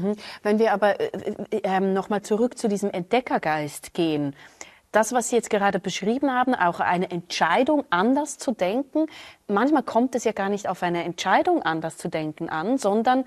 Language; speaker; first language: German; native; German